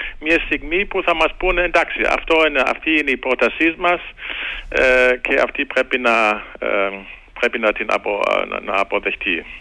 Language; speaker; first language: Greek; non-native, fluent; German